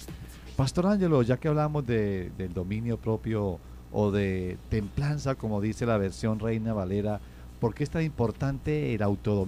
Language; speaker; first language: Spanish; native; Spanish